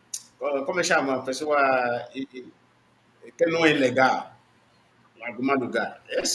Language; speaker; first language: Portuguese; non-native, learner; Igbo